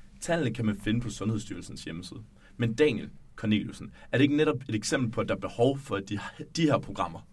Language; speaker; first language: Danish; native; Danish